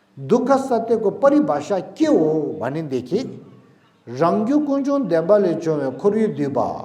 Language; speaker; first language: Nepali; non-native, local second language; Tibetan